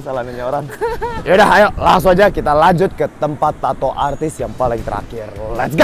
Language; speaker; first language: Indonesian; native; Indonesian